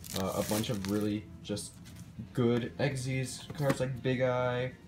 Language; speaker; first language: English; native; English